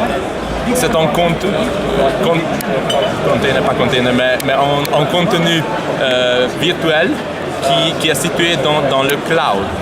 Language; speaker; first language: French; non-native, learner; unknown